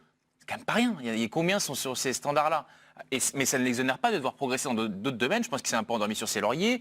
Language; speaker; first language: French; native; French